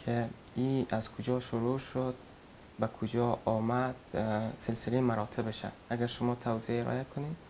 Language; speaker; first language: Persian; native; Persian